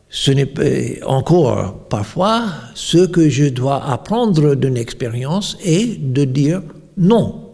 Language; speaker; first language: French; non-native, fluent; English